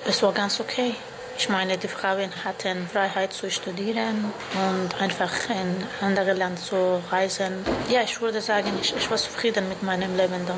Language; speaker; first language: German; non-native, fluent; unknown